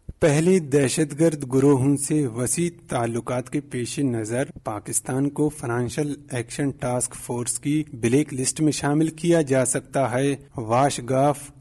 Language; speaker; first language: Urdu; non-native, local second language; Baluchi